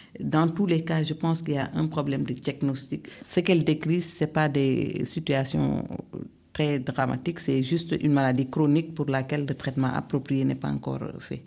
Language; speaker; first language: French; non-native, local second language; Wolof